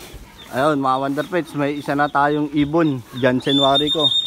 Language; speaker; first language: Filipino; native; Filipino